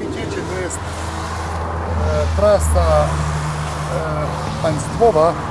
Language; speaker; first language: Polish; non-native, learner; Ukrainian